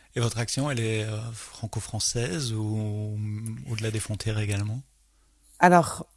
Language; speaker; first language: French; native; French